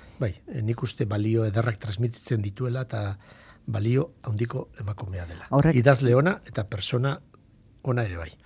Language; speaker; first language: Basque; non-native, local second language; Spanish